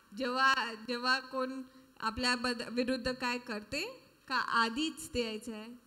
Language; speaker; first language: Marathi; non-native, local second language; Hindi